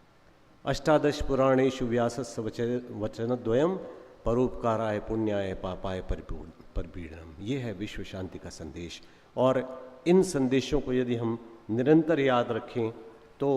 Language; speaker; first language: Hindi; native; Hindi